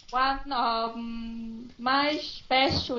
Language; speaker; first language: English; non-native, learner; Vietnamese